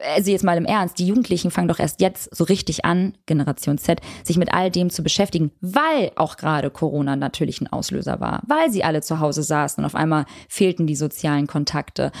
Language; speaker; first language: German; early bilingual, other home language; Albanian